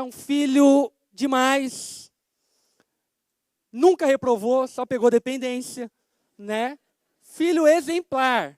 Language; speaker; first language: Portuguese; native; Portuguese